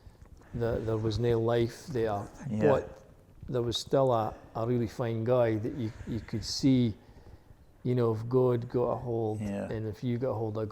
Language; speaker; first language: English; native; English